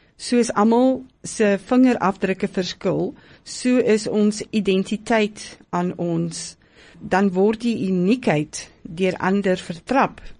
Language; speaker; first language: Afrikaans; native; Afrikaans